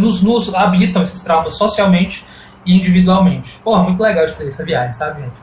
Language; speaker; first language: Portuguese; native; Portuguese